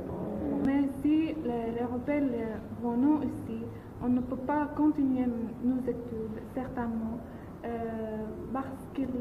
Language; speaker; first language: French; non-native, learner; Arabic